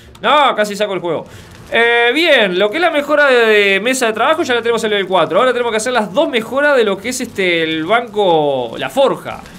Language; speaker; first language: Spanish; native; Spanish